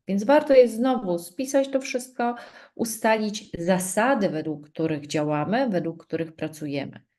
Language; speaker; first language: Polish; native; Polish